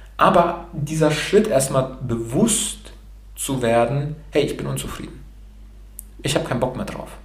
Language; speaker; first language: German; early bilingual, other home language; Romanian